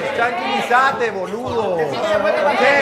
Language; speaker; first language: Spanish; native; Spanish